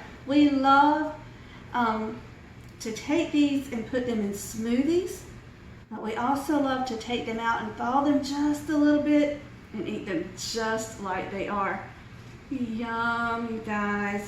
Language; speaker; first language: English; native; English